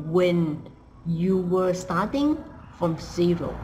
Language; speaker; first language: English; non-native, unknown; Thai